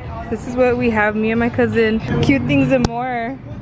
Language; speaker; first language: English; early bilingual, other home language; Spanish